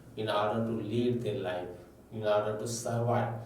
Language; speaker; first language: English; non-native, local second language; Kannada